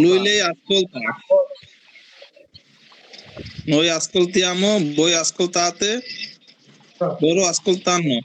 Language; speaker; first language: Italian; non-native, learner; Bangla